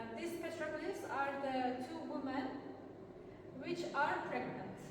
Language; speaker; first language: English; non-native, learner; Azerbaijani